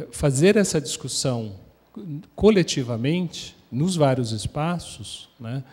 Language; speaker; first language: Portuguese; native; Portuguese